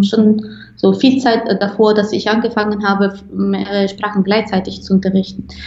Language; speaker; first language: German; non-native, fluent; Italian